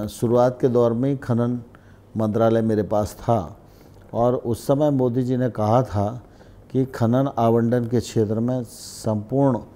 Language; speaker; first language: Hindi; native; Hindi